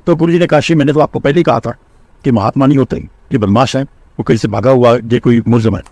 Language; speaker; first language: Hindi; non-native, local second language; Punjabi